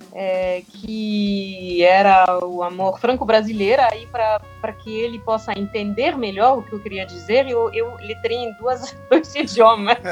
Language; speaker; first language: Portuguese; non-native, fluent; French